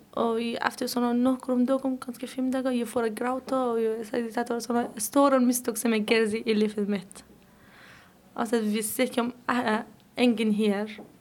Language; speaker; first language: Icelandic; non-native, learner; Persian